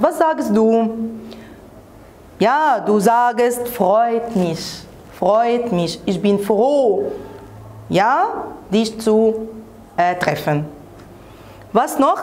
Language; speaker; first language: German; non-native, fluent; Arabic